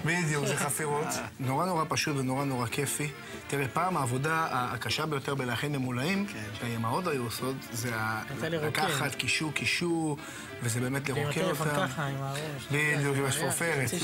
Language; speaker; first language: Hebrew; native; Hebrew